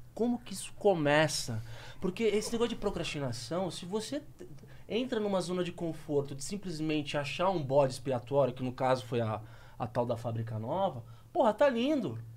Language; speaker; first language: Portuguese; native; Portuguese